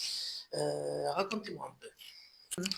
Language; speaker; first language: French; non-native, fluent; Spanish